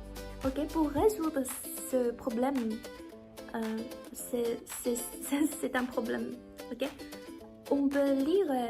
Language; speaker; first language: French; non-native, learner; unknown